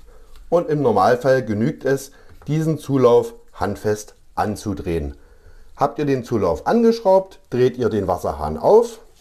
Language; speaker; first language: German; native; German